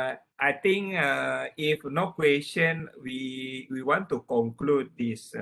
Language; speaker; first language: English; non-native, learner; Indonesian